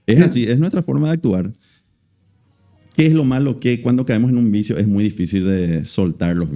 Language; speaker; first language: Spanish; native; Spanish